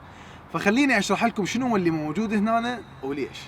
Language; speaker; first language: Arabic; native; Arabic